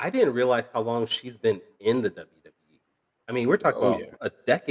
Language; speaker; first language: English; native; English